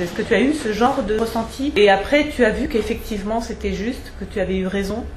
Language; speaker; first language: French; native; French